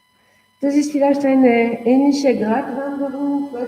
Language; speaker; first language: German; non-native, local second language; French